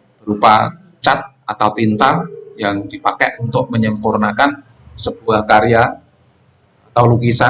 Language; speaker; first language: Indonesian; non-native, local second language; Javanese